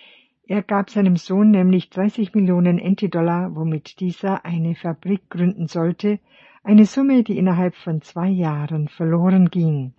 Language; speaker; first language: German; native; German